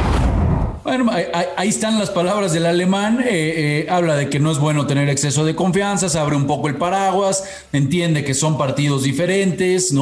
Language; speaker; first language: Spanish; native; Spanish